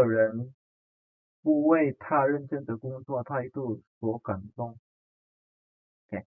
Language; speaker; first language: Chinese; non-native, fluent; Indonesian